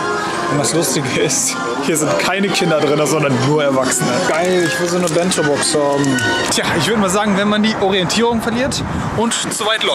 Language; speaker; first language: German; native; German